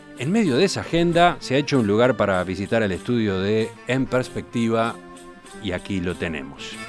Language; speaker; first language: Spanish; native; Spanish